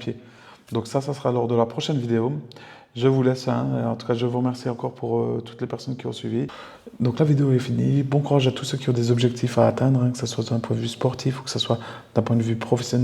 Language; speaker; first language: French; native; French